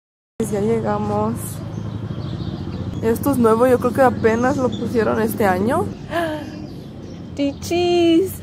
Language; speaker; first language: Spanish; early bilingual, heritage; Spanish